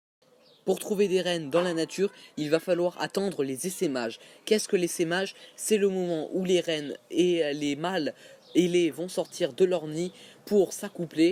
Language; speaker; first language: French; native; French